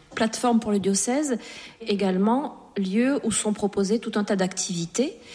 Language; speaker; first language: French; native; French